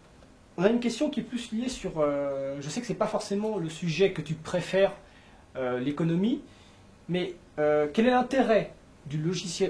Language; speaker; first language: French; native; French